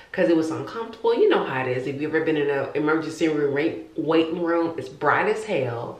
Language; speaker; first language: English; native; English